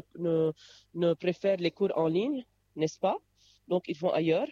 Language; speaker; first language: French; non-native, local second language; Arabic